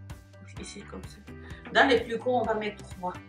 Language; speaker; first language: French; native; French